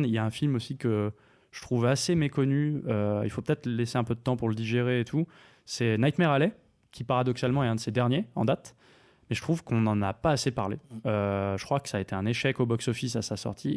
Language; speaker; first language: French; native; French